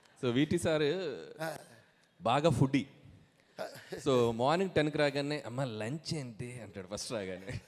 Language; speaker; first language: Telugu; native; Telugu